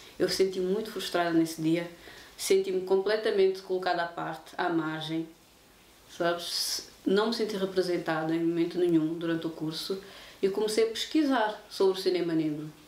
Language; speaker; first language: Portuguese; non-native, local second language; Kabuverdianu